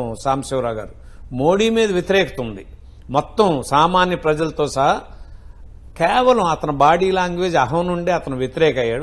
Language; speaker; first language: Telugu; native; Telugu